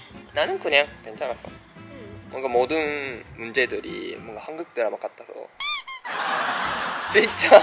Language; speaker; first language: Korean; non-native, fluent; Japanese